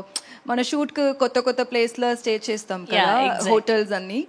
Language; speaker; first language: Telugu; non-native, learner; Tamil